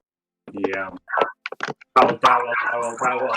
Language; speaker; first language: Welsh; native; Welsh